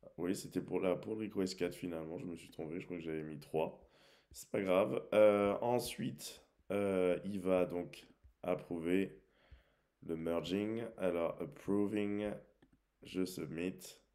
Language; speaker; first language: French; native; French